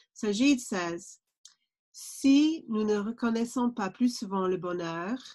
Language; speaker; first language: French; non-native, fluent; English